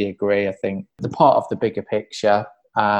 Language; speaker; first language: English; native; English